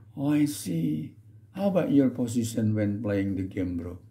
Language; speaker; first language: English; non-native, fluent; Indonesian